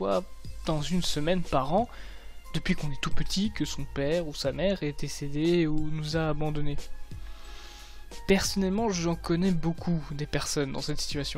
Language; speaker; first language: French; native; French